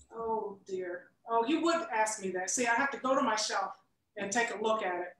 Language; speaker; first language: English; native; English